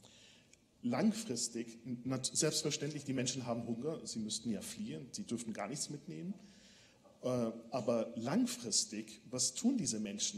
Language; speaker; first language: German; non-native, fluent; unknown